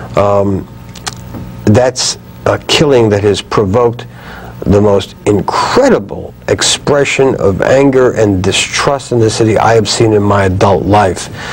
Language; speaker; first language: English; native; English